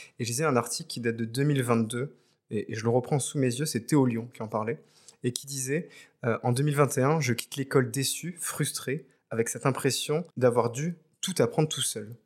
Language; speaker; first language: French; native; French